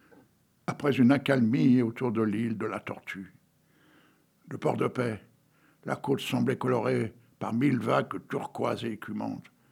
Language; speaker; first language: French; native; French